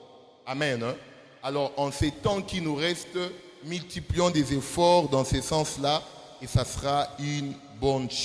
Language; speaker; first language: French; non-native, local second language; Lingala